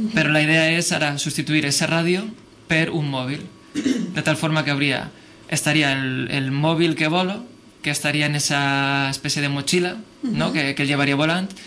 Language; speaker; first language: Spanish; non-native, local second language; Catalan